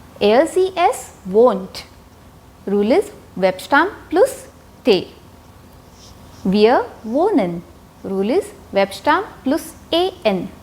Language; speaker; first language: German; non-native, fluent; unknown